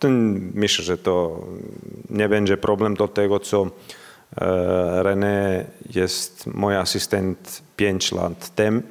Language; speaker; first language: Polish; non-native, learner; Croatian